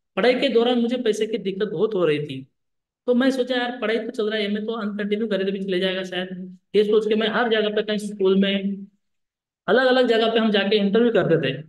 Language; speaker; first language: Hindi; non-native, local second language; Lambadi